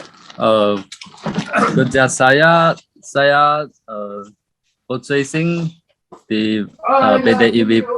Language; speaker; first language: Indonesian; non-native, learner; Chinese